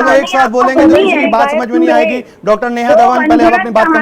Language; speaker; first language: Hindi; native; Hindi